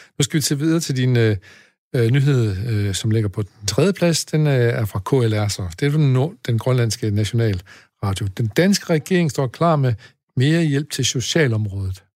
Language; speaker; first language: Danish; native; Danish